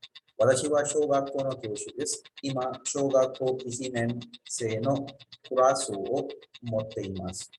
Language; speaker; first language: Japanese; non-native, fluent; Urdu